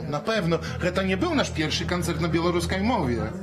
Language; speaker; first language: Polish; non-native, learner; Belarusian